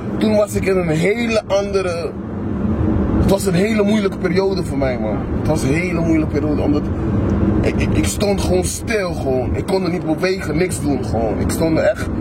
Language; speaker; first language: Dutch; non-native, local second language; Papiamento